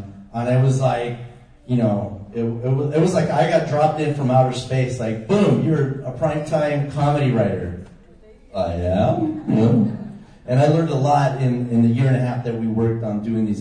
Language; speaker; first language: English; native; English